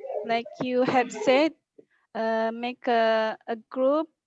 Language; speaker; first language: English; non-native, learner; Indonesian